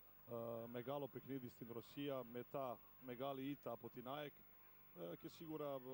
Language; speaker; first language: Greek; non-native, fluent; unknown